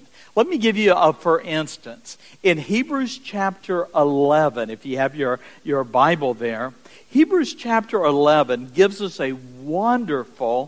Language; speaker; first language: English; native; English